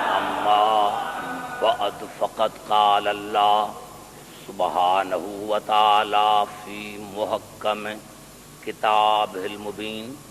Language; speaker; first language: Urdu; non-native, local second language; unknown